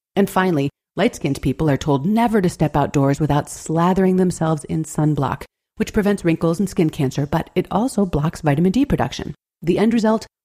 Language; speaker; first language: English; native; English